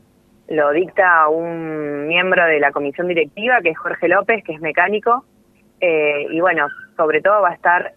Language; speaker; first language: Spanish; native; Spanish